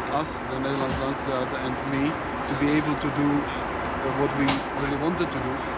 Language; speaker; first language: English; non-native, fluent; Czech